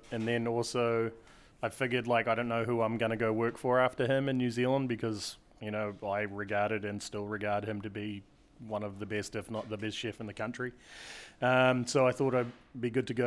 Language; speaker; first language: English; native; English